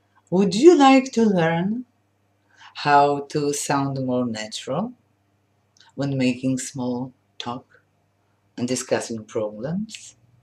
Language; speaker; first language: English; non-native, fluent; Polish